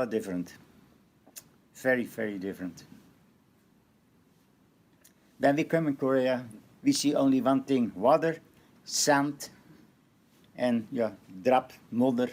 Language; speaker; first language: English; non-native, learner; Dutch